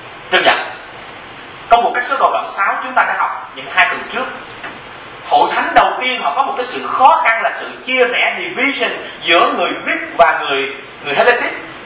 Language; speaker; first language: Vietnamese; early bilingual, heritage; Vietnamese